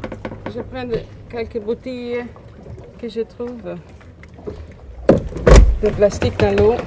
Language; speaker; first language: French; non-native, learner; Italian